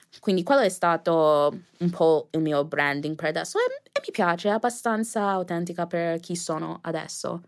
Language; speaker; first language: Italian; non-native, fluent; English